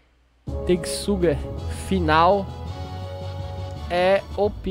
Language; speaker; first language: Portuguese; native; Portuguese